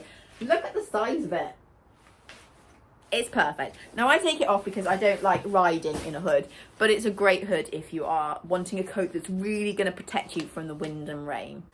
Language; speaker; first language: English; native; English